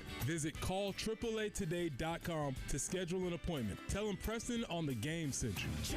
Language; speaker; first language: English; native; English